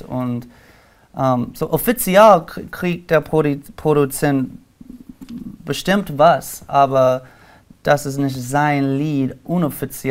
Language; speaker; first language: German; non-native, learner; English